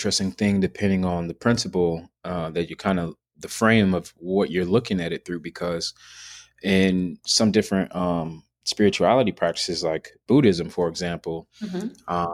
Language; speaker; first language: English; native; English